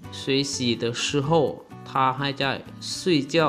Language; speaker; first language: Chinese; non-native, fluent; Lao